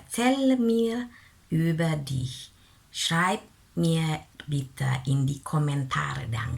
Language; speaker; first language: German; non-native, fluent; Indonesian